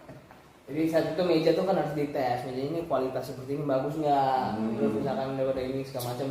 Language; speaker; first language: Indonesian; native; Indonesian